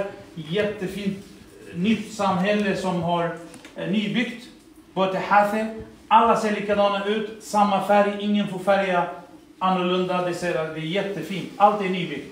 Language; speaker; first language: Swedish; early bilingual, other home language; Assyrian Neo-Aramaic